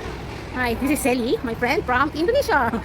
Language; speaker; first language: English; non-native, local second language; Filipino